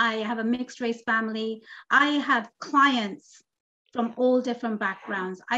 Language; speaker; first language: English; native; English